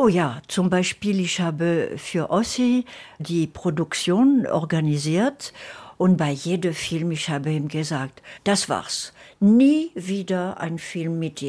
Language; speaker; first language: German; non-native, fluent; French